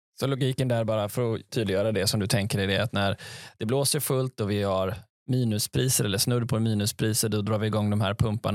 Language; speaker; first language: Swedish; native; Swedish